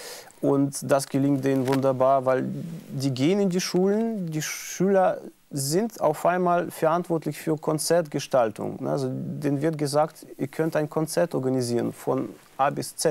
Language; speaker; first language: German; non-native, fluent; Russian